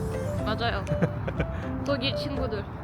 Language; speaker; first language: Korean; non-native, fluent; French